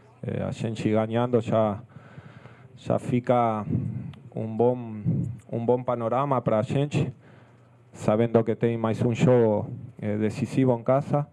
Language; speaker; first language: Portuguese; non-native, fluent; Spanish